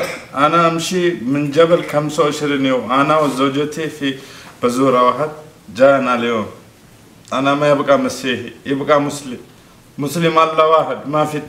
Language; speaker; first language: Arabic; non-native, learner; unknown